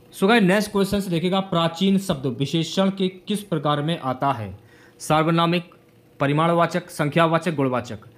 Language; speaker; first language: Hindi; native; Hindi